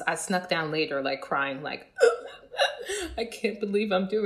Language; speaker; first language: English; native; English